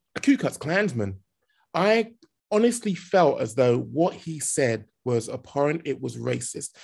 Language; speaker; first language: English; native; English